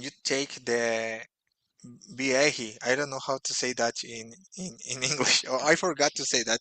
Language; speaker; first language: English; non-native, fluent; Portuguese